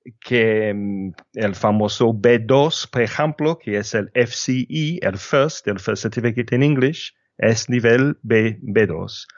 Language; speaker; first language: Spanish; non-native, fluent; English